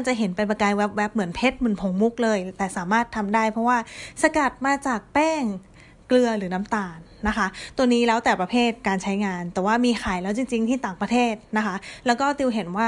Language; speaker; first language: Thai; native; Thai